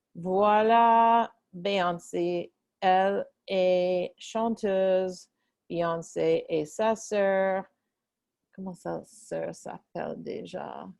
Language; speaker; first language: French; non-native, fluent; English